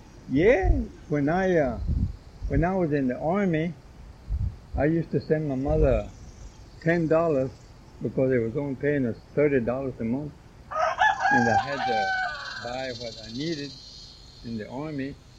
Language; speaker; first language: English; early bilingual, other home language; Spanish